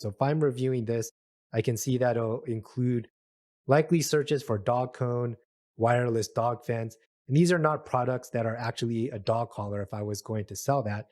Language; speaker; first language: English; native; English